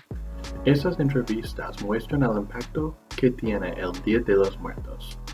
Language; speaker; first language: Spanish; non-native, learner; English